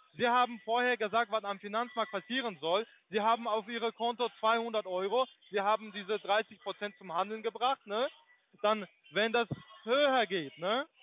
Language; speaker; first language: German; non-native, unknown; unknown